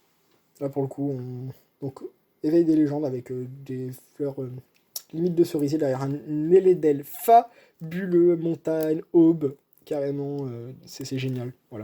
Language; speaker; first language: French; native; French